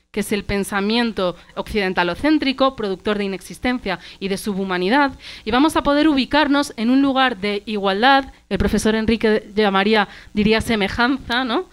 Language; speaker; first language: Spanish; early bilingual, other home language; Arabic